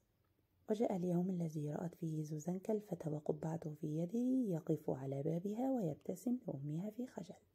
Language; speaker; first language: Arabic; native; Arabic